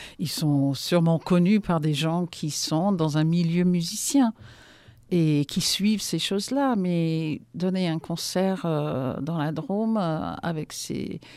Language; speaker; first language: French; non-native, fluent; English